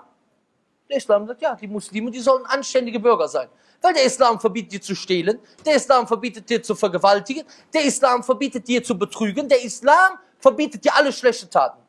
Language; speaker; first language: German; native; German